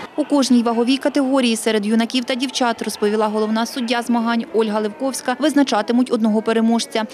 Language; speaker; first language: Ukrainian; native; Ukrainian